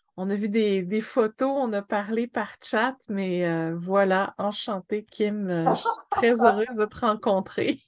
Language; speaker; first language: French; native; French